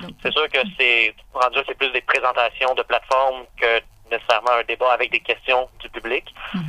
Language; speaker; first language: French; native; French